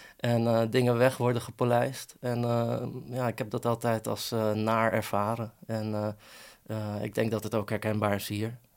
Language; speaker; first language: Dutch; early bilingual, other home language; Persian